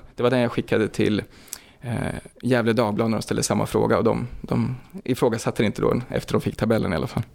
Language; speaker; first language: Swedish; native; Swedish